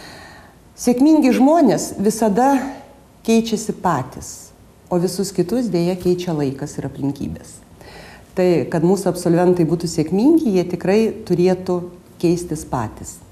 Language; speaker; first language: Lithuanian; native; Lithuanian